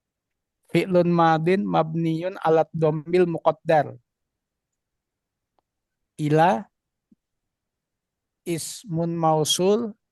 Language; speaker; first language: Arabic; non-native, learner; Indonesian